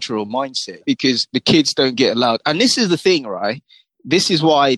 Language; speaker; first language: English; non-native, local second language; Yoruba